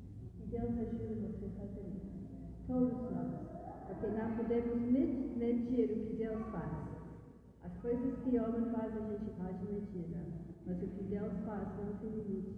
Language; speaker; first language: Portuguese; non-native, fluent; English